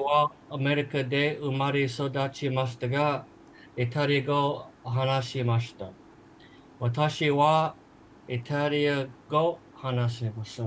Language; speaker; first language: Japanese; non-native, learner; English